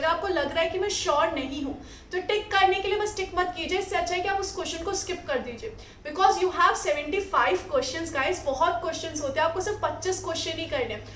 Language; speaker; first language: Hindi; native; Hindi